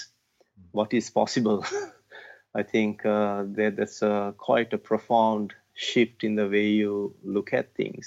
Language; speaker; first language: English; non-native, local second language; Tamil